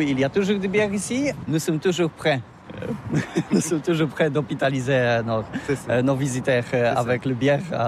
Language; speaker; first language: French; non-native, learner; Polish